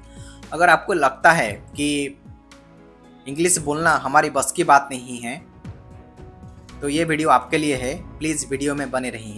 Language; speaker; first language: Hindi; non-native, local second language; Odia